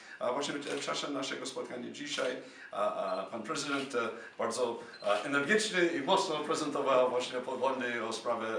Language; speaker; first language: Polish; non-native, fluent; English